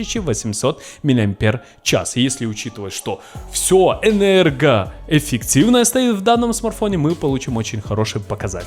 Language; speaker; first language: Russian; native; Russian